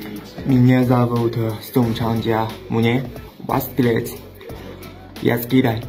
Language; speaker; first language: Russian; non-native, learner; Chinese